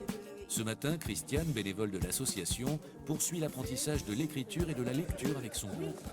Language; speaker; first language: French; native; French